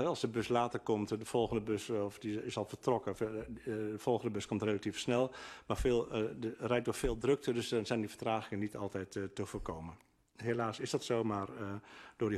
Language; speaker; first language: Dutch; native; Dutch